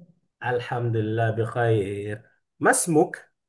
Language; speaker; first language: Arabic; non-native, fluent; Indonesian